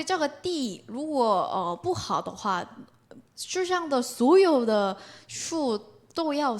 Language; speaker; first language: Chinese; non-native, learner; Korean